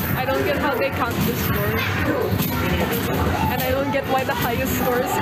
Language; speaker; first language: English; native; English